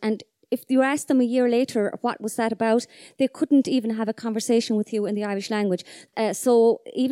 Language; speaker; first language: English; non-native, local second language; Irish